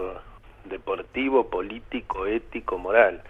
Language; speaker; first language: Spanish; native; Spanish